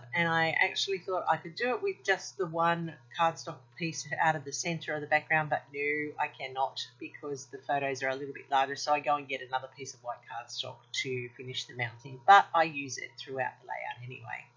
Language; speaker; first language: English; native; English